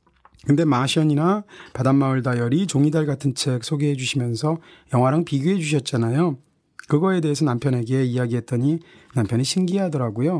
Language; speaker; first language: Korean; native; Korean